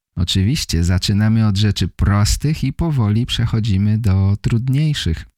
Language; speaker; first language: Polish; native; Polish